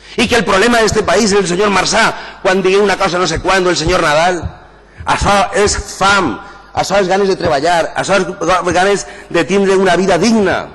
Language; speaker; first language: Catalan; non-native, local second language; Spanish